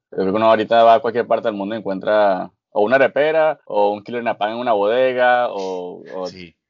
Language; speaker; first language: Spanish; native; Spanish